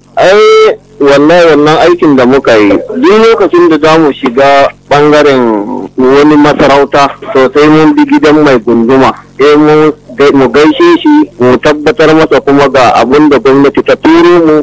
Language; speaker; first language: Hausa; non-native, local second language; Fula